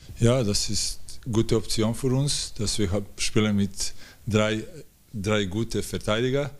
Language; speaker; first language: German; non-native, fluent; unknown